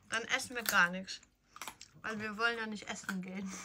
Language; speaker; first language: German; non-native, fluent; Ukrainian